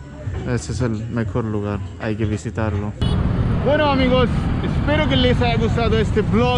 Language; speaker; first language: Spanish; non-native, fluent; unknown